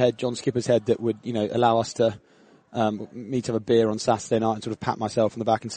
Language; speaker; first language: English; native; English